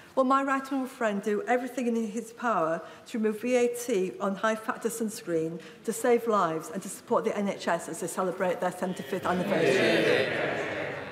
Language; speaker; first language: English; native; English